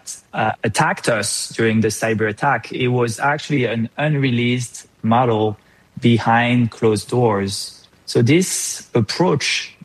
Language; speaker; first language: English; non-native, fluent; French